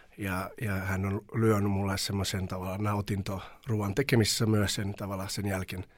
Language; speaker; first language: Finnish; non-native, fluent; Serbian